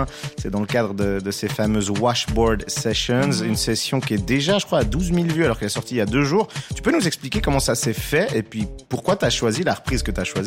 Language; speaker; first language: French; native; French